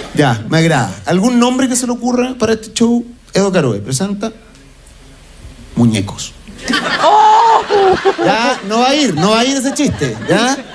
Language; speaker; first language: Spanish; native; Spanish